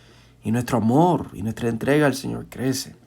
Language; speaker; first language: Spanish; native; Spanish